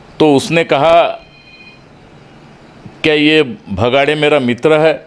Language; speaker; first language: Hindi; non-native, local second language; Marathi